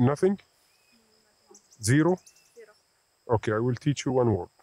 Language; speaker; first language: English; non-native, fluent; Arabic